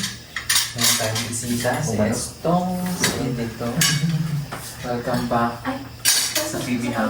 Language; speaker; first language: Filipino; non-native, local second language; Cebuano